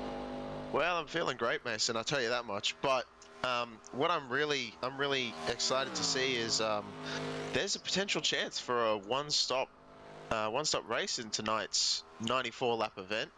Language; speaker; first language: English; native; English